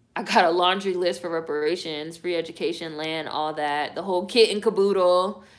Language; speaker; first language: English; native; English